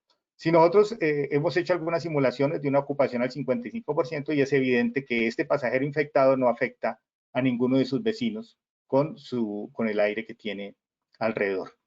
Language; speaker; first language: Spanish; native; Spanish